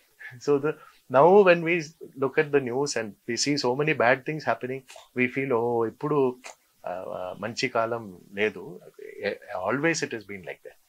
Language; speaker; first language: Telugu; non-native, learner; Malayalam